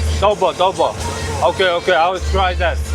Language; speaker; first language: English; non-native, learner; Mongolian